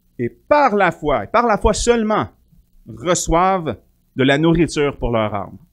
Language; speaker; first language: French; native; French